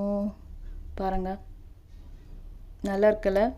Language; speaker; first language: Tamil; non-native, local second language; Telugu